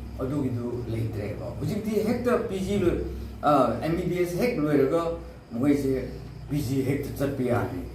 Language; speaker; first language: Manipuri; non-native, local second language; Rongmei Naga